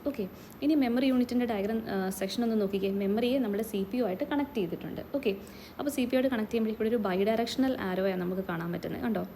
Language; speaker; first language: Malayalam; native; Malayalam